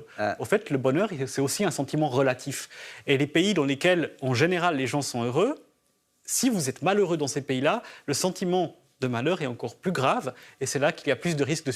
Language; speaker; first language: French; native; French